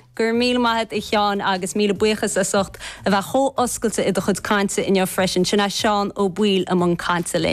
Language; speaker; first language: Irish; native; Irish